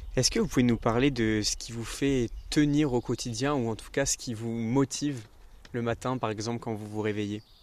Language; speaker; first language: French; native; French